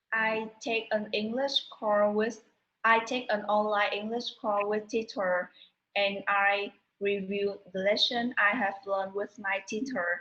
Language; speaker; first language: English; non-native, learner; Vietnamese